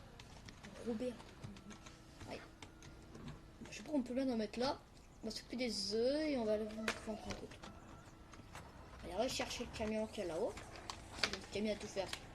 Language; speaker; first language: French; native; French